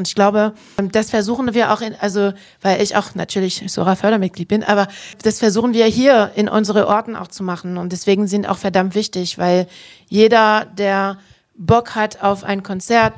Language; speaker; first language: German; non-native, fluent; French